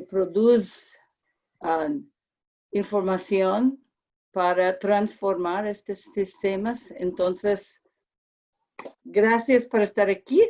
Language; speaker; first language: Spanish; non-native, learner; English